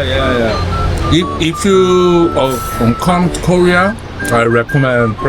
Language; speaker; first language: English; non-native, learner; Korean